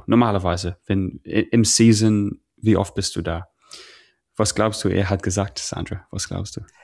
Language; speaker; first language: German; non-native, learner; English